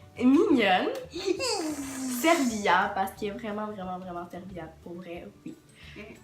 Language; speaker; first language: French; native; French